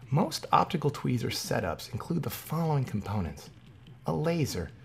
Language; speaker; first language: English; native; English